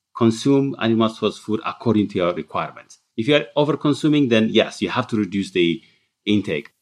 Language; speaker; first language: English; non-native, fluent; Tigrinya